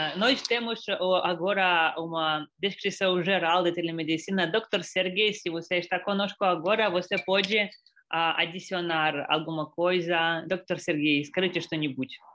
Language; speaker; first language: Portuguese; non-native, fluent; Russian